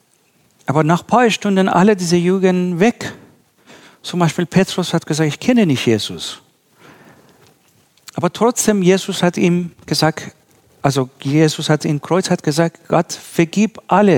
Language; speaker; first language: German; non-native, learner; Persian